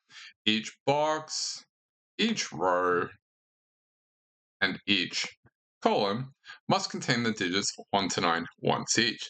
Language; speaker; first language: English; native; English